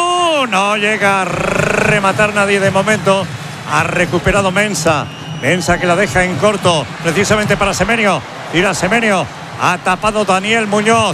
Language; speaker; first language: Spanish; native; Spanish